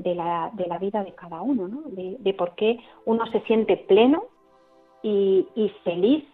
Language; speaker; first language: Spanish; native; Spanish